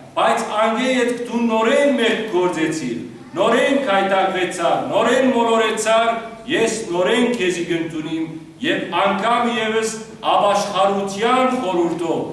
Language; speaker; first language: Armenian; early bilingual, heritage; Armenian